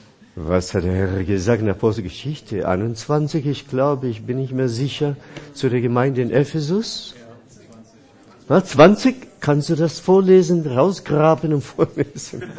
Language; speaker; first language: German; non-native, fluent; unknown